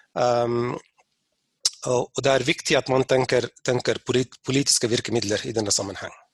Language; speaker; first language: Norwegian; non-native, fluent; Arabic